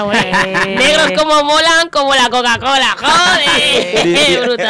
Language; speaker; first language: Spanish; native; Spanish